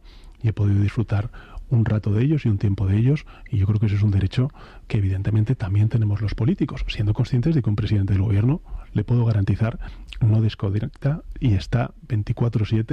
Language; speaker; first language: Spanish; native; Spanish